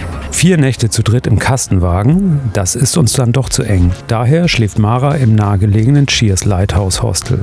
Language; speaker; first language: German; native; German